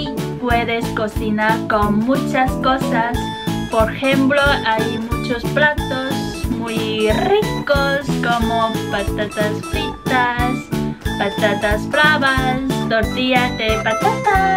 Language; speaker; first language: Spanish; non-native, fluent; Chinese